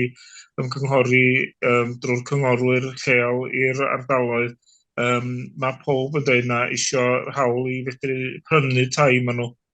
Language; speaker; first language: Welsh; native; Welsh